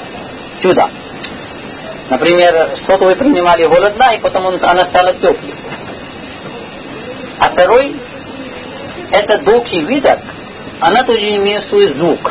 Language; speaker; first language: Russian; non-native, learner; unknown